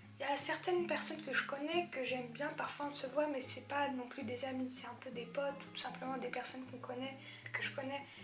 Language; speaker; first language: French; early bilingual, other home language; Polish